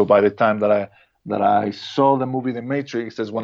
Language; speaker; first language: English; non-native, fluent; Spanish